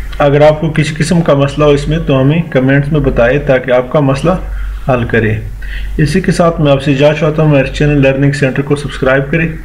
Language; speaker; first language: Urdu; non-native, local second language; Punjabi